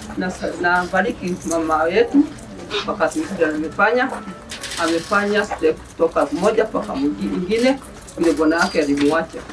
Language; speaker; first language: Swahili; non-native, local second language; Kikuyu